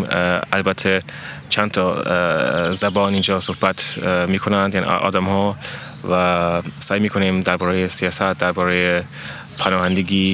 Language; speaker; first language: Persian; early bilingual, heritage; Persian